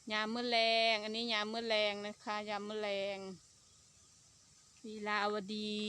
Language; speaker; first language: Thai; native; Thai